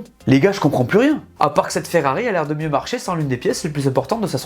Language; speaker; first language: French; native; French